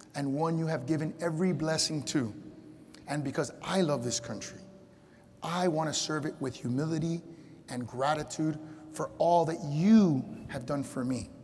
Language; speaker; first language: English; native; English